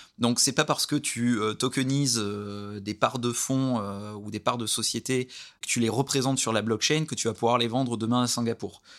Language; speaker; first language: French; native; French